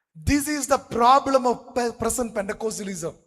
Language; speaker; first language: English; non-native, local second language; Malayalam